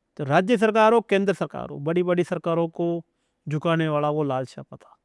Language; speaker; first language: Hindi; native; Hindi